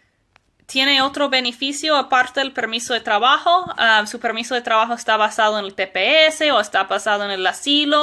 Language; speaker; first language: Spanish; non-native, fluent; English